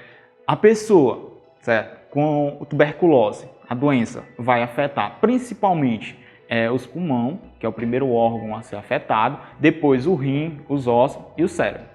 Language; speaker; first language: Portuguese; native; Portuguese